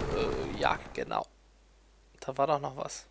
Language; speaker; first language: German; native; German